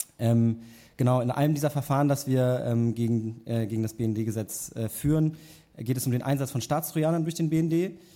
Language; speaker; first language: German; native; German